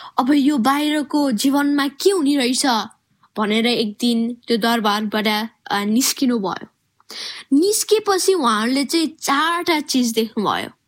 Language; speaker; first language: Nepali; early bilingual, heritage; Nepali